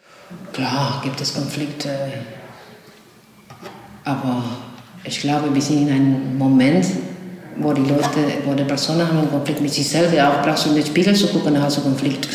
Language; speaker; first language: German; non-native, fluent; Spanish